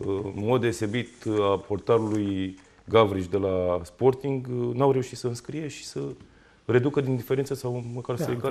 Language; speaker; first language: Romanian; native; Romanian